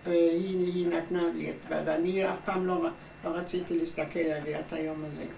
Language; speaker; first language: Hebrew; non-native, fluent; German